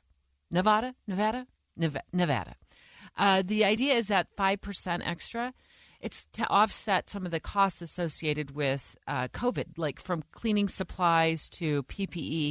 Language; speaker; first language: English; native; English